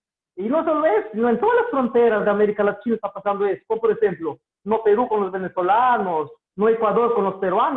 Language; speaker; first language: Portuguese; non-native, learner; Spanish